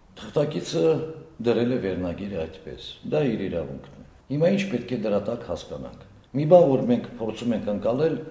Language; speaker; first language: Armenian; early bilingual, heritage; Armenian